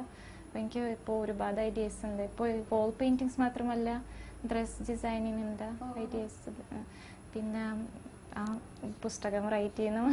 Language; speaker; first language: Malayalam; non-native, fluent; Russian